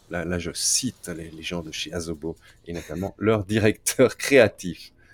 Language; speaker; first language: French; native; French